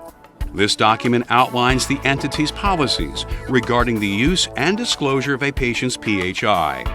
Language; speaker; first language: English; native; English